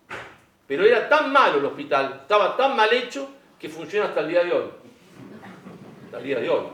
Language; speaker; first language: Spanish; native; Spanish